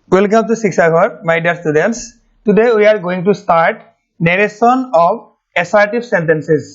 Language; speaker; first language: English; non-native, local second language; Assamese